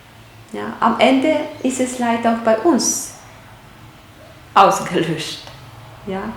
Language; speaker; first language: German; non-native, fluent; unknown